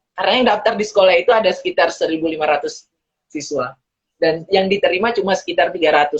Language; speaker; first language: Indonesian; early bilingual, heritage; Indonesian